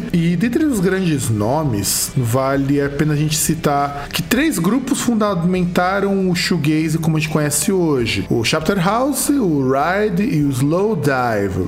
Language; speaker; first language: Portuguese; native; Portuguese